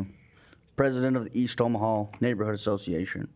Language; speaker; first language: English; native; English